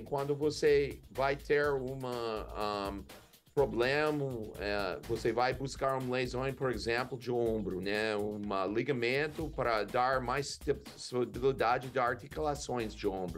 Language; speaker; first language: Portuguese; non-native, learner; English